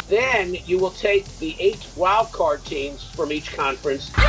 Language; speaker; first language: English; native; English